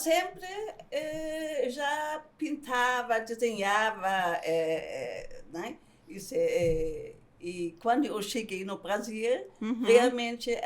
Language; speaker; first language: Portuguese; non-native, fluent; German